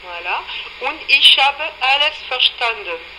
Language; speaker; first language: German; non-native, fluent; French